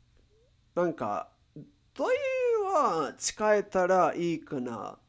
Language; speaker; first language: Japanese; non-native, learner; Spanish